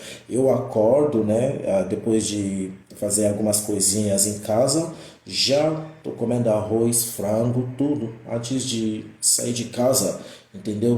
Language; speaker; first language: Portuguese; non-native, fluent; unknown